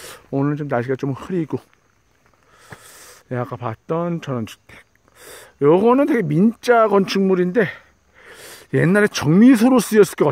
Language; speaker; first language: Korean; native; Korean